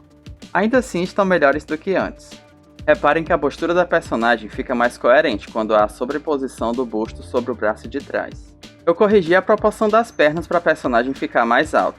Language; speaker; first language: Portuguese; native; Portuguese